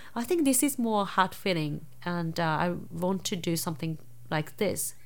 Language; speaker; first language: English; non-native, fluent; Japanese